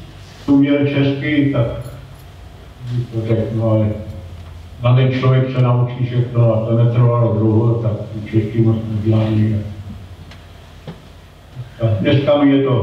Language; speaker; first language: Czech; non-native, local second language; German